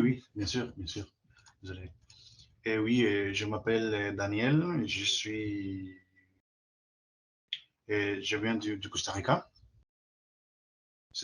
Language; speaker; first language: French; non-native, fluent; Spanish